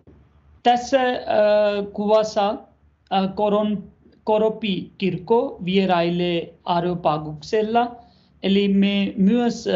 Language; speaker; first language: Finnish; non-native, learner; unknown